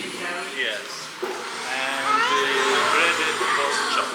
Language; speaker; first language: English; non-native, learner; Polish